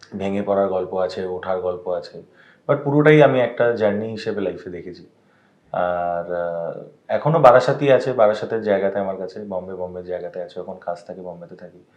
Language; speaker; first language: Bangla; native; Bangla